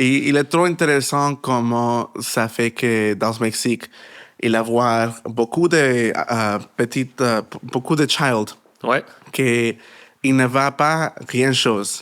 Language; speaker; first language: French; non-native, learner; Spanish